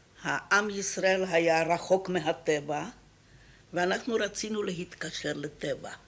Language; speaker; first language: Hebrew; non-native, fluent; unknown